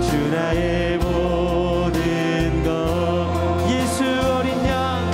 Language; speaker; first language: Korean; native; Korean